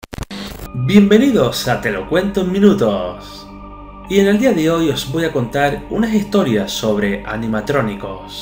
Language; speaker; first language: Spanish; native; Spanish